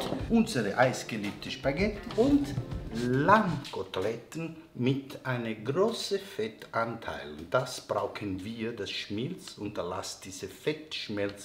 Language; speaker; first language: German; non-native, learner; Italian